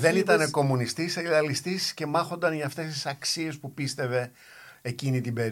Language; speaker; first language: Greek; native; Greek